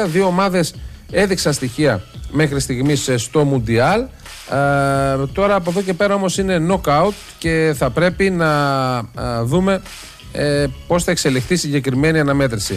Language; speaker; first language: Greek; native; Greek